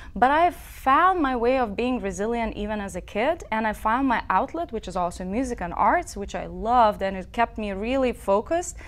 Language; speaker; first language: English; non-native, fluent; Lithuanian